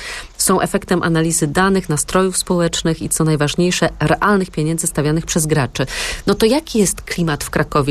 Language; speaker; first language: Polish; native; Polish